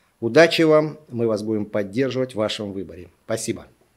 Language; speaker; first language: Russian; native; Russian